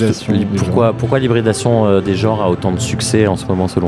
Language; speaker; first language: French; native; French